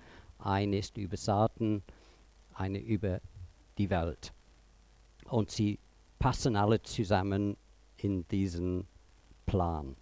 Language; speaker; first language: German; non-native, fluent; English